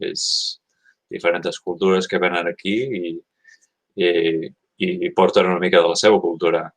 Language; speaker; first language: Catalan; non-native, learner; English